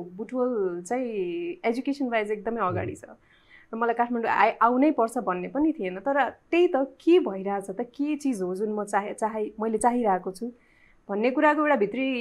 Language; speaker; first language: Nepali; native; Nepali